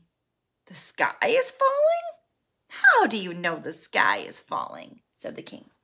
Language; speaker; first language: English; native; English